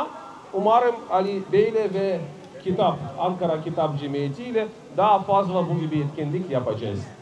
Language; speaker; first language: Turkish; non-native, fluent; Russian